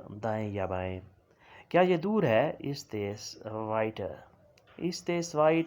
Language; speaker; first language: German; non-native, learner; Urdu